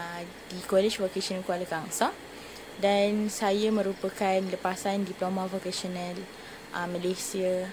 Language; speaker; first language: Malay; native; Malay